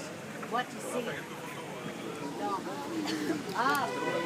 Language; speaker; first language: French; non-native, fluent; Arabic